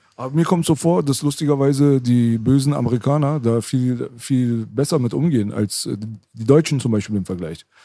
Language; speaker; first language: German; early bilingual, other home language; Persian